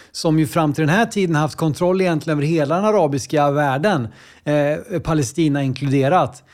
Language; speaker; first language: Swedish; native; Swedish